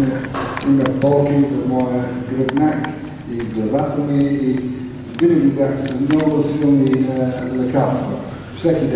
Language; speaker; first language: Bulgarian; non-native, learner; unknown